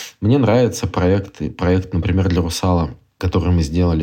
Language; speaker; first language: Russian; native; Russian